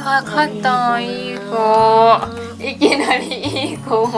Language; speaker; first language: Japanese; non-native, fluent; Thai